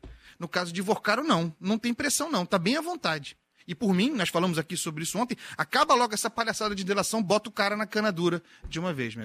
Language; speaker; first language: Portuguese; native; Portuguese